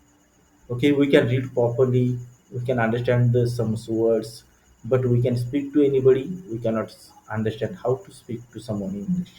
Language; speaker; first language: English; non-native, learner; Marathi